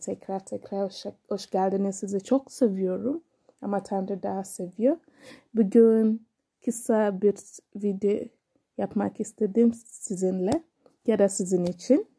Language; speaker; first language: Turkish; non-native, learner; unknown